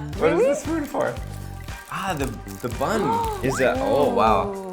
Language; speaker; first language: English; native; English